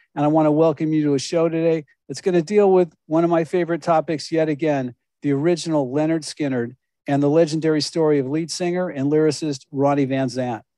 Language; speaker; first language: English; native; English